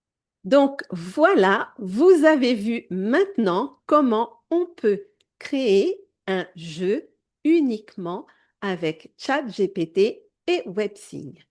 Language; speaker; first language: French; native; French